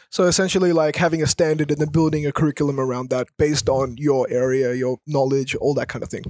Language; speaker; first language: English; early bilingual, other home language; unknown